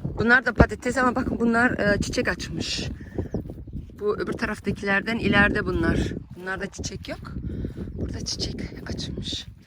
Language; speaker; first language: Turkish; early bilingual, heritage; Turkish